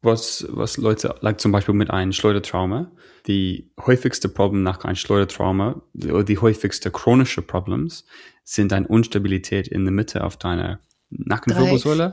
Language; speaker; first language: German; non-native, fluent; English